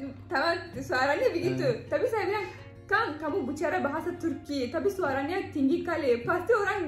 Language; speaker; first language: Indonesian; non-native, learner; Turkish